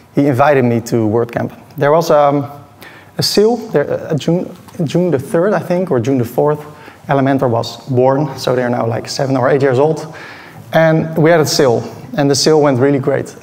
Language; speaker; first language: English; non-native, fluent; Dutch